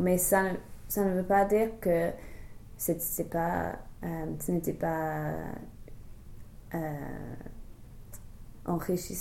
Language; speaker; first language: French; non-native, fluent; English